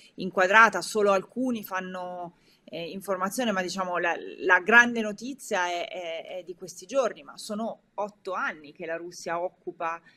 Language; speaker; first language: Italian; native; Italian